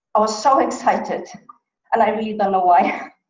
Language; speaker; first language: English; non-native, fluent; Polish